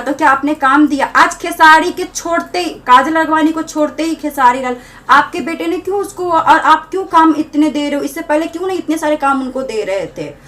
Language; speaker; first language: Hindi; native; Hindi